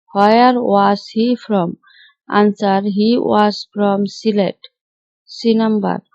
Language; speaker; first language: English; non-native, local second language; Bangla